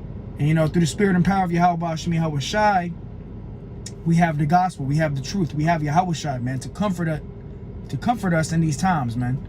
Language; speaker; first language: English; native; English